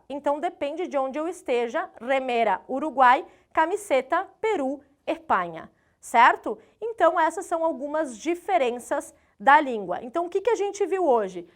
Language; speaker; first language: Portuguese; native; Portuguese